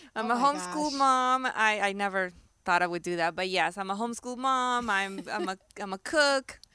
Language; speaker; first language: English; early bilingual, other home language; Spanish